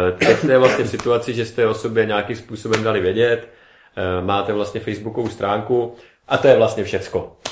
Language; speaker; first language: Czech; native; Czech